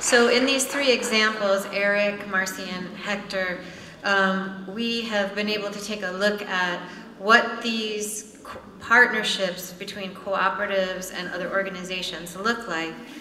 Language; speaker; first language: English; native; English